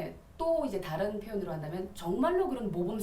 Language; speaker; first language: Korean; native; Korean